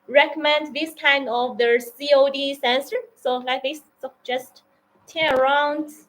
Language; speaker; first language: English; non-native, learner; Chinese